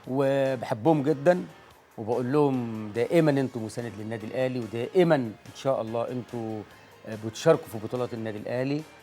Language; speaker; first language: Arabic; native; Arabic